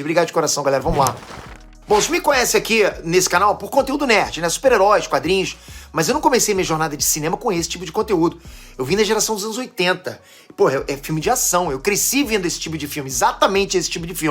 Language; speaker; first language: Portuguese; native; Portuguese